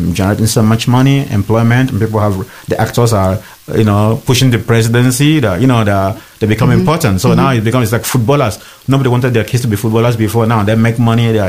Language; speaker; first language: English; non-native, local second language; Igbo